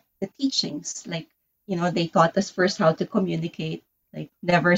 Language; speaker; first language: English; non-native, local second language; Filipino